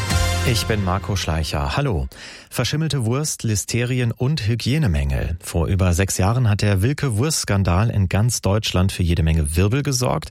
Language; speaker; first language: German; native; German